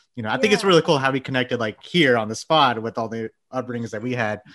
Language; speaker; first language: English; early bilingual, other home language; Bangla